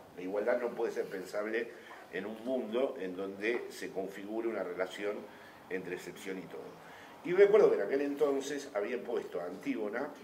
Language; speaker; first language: Spanish; native; Spanish